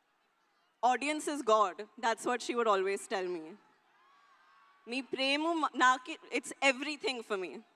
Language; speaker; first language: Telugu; non-native, learner; Hindi